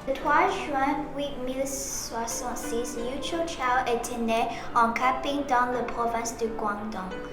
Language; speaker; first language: French; non-native, learner; English